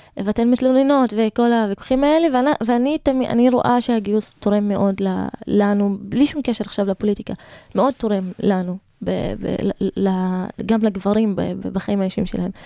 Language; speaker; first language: Hebrew; non-native, local second language; Arabic